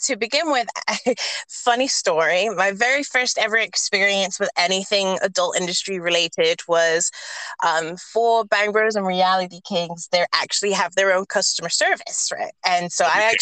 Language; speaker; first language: English; native; English